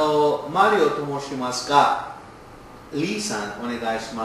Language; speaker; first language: Japanese; non-native, learner; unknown